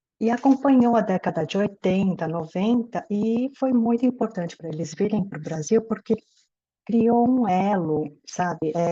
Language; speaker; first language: Portuguese; early bilingual, other home language; Korean